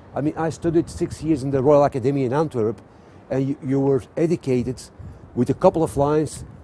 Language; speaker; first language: English; non-native, fluent; Dutch